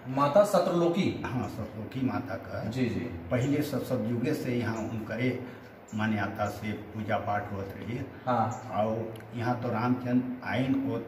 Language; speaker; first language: Hindi; native; Hindi